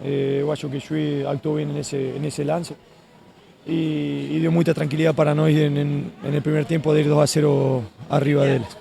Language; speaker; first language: Portuguese; non-native, fluent; Spanish